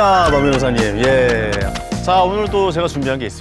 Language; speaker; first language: Korean; native; Korean